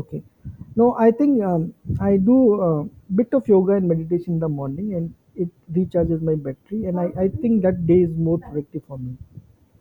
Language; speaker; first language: English; non-native, local second language; Hindi